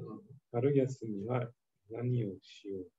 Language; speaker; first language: Japanese; non-native, learner; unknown